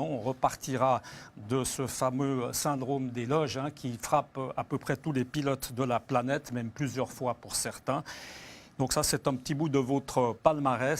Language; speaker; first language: French; native; French